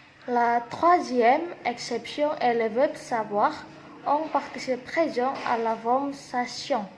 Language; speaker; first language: French; non-native, learner; Indonesian